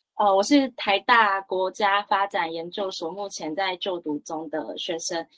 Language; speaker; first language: Chinese; native; Chinese